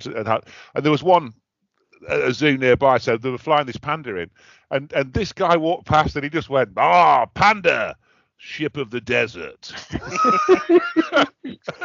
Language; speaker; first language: English; native; English